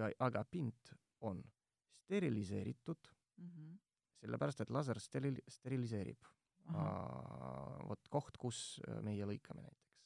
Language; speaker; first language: Estonian; non-native, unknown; Russian